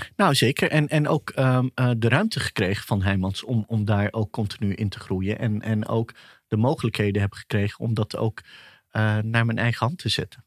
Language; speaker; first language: Dutch; early bilingual, other home language; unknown